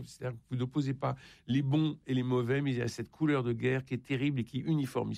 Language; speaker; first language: French; native; French